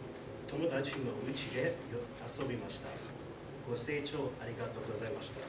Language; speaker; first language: Japanese; non-native, learner; English